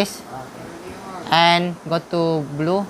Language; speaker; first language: English; non-native, learner; Indonesian